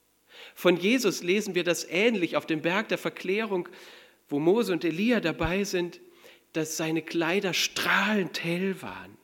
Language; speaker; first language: German; native; German